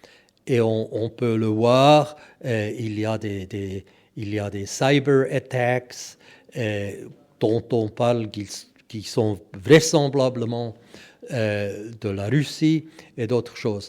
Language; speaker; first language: French; non-native, local second language; German